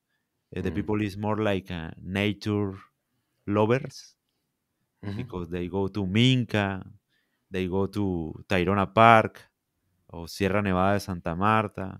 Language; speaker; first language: English; non-native, learner; Spanish